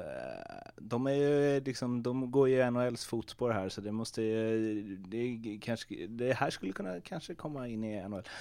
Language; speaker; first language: Swedish; native; Swedish